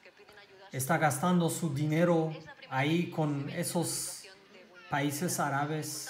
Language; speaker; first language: Spanish; non-native, learner; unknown